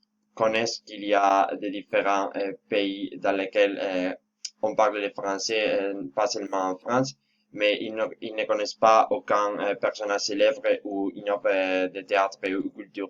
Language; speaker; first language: French; non-native, fluent; Spanish